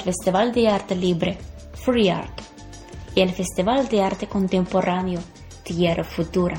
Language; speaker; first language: Spanish; non-native, fluent; Ukrainian